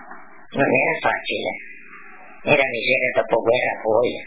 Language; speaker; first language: Italian; non-native, local second language; Friulian